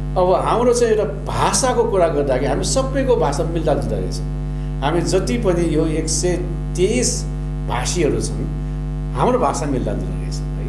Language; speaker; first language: Nepali; non-native, local second language; Limburgish